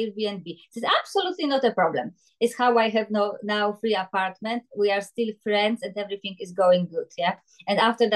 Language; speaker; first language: English; non-native, learner; Polish